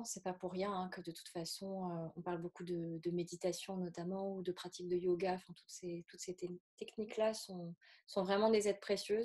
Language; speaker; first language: French; native; French